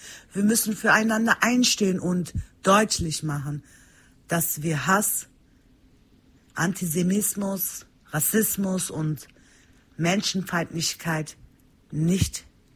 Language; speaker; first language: German; early bilingual, other home language; Turkish